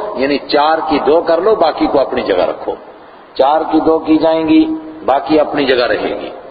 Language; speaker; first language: Urdu; non-native, local second language; Punjabi